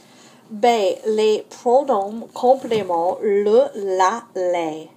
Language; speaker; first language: French; non-native, fluent; English